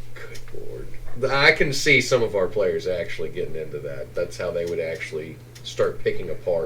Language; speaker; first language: English; native; English